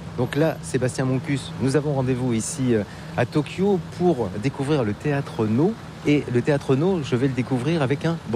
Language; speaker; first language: French; native; French